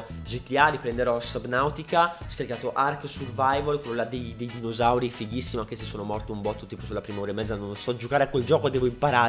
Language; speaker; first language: Italian; native; Italian